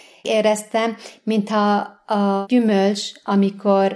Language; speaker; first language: Hungarian; non-native, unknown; Arabic